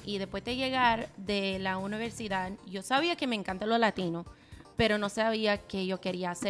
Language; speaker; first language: Spanish; non-native, fluent; English